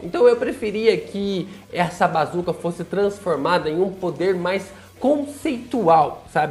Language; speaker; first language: Portuguese; native; Portuguese